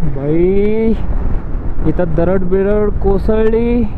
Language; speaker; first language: Hindi; non-native, local second language; Marathi